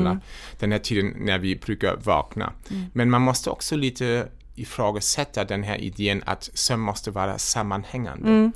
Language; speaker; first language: Swedish; non-native, fluent; German